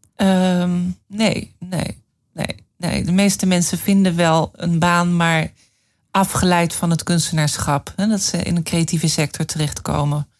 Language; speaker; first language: Dutch; native; Dutch